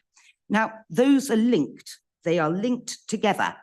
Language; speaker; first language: English; native; English